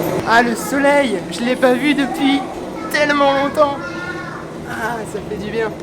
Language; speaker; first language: French; native; French